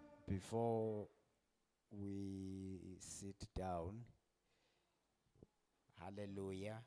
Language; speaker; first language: English; non-native, local second language; Xhosa